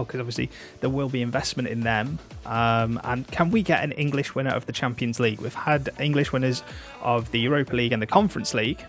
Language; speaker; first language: English; native; English